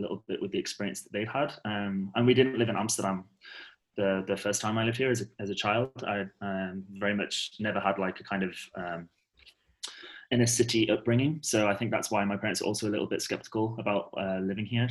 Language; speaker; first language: English; native; English